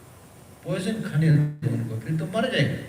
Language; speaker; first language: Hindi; early bilingual, other home language; Tibetan